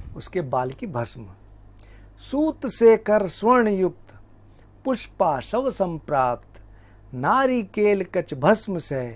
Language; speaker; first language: Hindi; native; Hindi